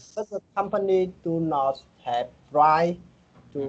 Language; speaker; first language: English; non-native, learner; Vietnamese